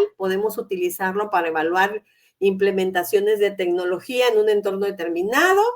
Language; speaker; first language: Spanish; native; Spanish